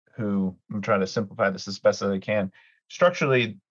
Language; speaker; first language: English; early bilingual, other home language; Greek